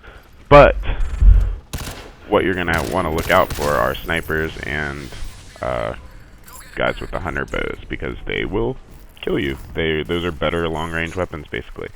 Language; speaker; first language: English; native; English